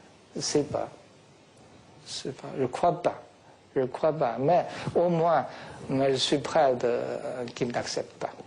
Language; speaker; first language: French; non-native, fluent; Chinese